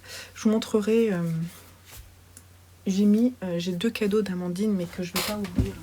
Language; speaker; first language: French; native; French